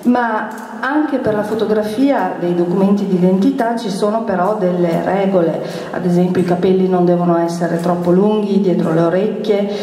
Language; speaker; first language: Italian; native; Italian